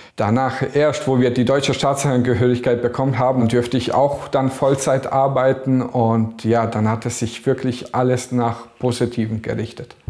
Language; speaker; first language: German; early bilingual, other home language; Bosnian